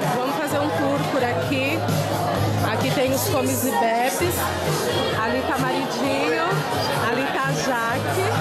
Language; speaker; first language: Portuguese; native; Portuguese